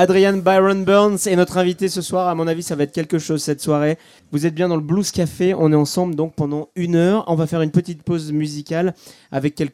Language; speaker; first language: French; native; French